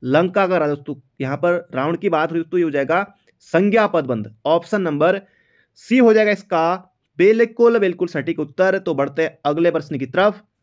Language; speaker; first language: Hindi; native; Hindi